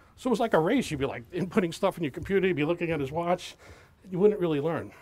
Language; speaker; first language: English; native; English